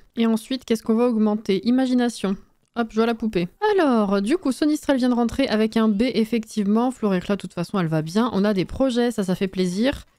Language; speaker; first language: French; native; French